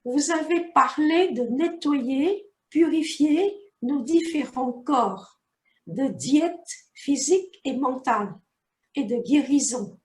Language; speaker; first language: French; native; French